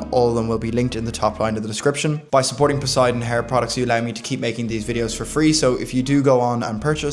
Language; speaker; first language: English; native; English